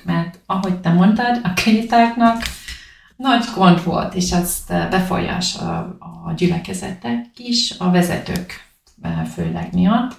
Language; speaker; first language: Hungarian; non-native, learner; English